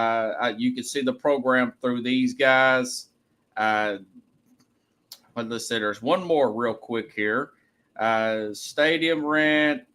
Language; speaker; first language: English; native; English